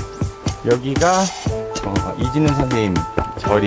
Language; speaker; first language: Korean; native; Korean